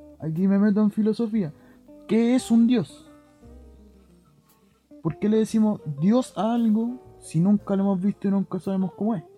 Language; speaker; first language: Spanish; native; Spanish